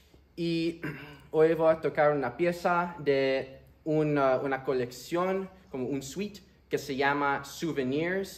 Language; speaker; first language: Spanish; early bilingual, heritage; Spanish